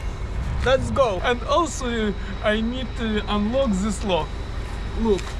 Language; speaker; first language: English; non-native, learner; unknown